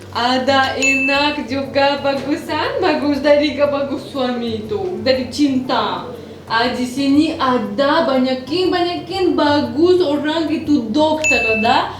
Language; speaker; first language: Indonesian; non-native, learner; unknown